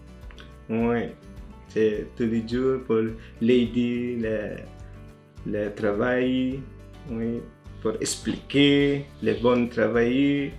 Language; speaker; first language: French; non-native, learner; Filipino